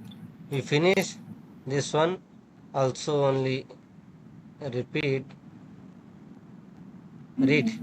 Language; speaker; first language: English; non-native, learner; Urdu